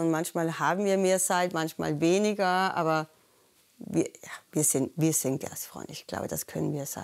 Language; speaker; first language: German; non-native, fluent; Danish